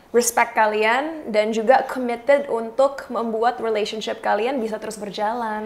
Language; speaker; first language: Indonesian; native; Indonesian